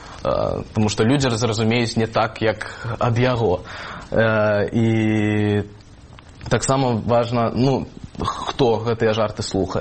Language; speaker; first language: Ukrainian; non-native, fluent; Russian